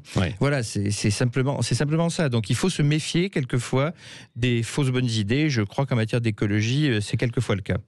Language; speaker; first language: French; native; French